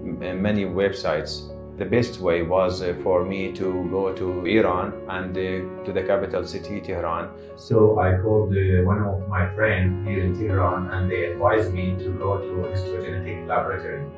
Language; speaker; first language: English; non-native, fluent; Arabic